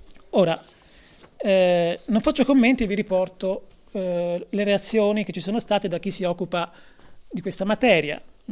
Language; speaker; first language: Italian; native; Italian